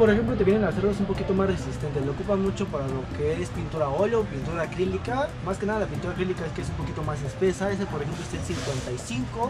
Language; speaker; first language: Spanish; native; Spanish